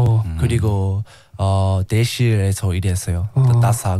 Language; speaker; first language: Korean; non-native, learner; English